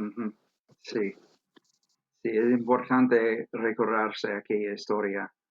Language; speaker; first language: Spanish; non-native, fluent; English